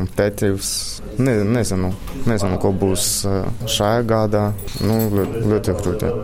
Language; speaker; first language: Latvian; non-native, learner; Ukrainian